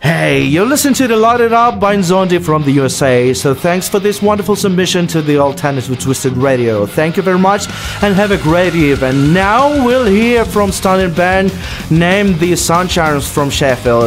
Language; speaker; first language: English; non-native, fluent; Ukrainian